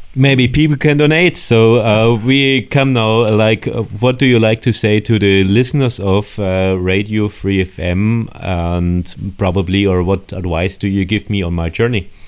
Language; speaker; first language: English; non-native, fluent; German